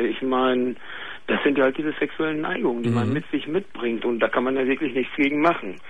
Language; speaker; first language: German; early bilingual, other home language; Turkish